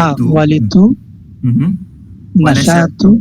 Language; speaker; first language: Arabic; non-native, learner; Malayalam